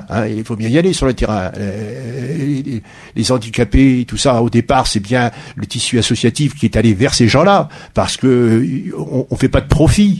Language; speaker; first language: French; native; French